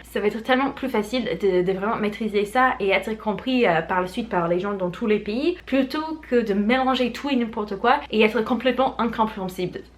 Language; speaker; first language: French; non-native, fluent; English